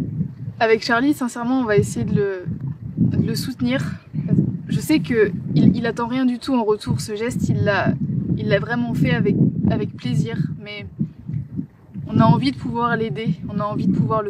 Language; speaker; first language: French; native; French